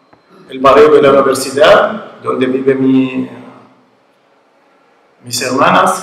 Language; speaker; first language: Spanish; non-native, learner; Arabic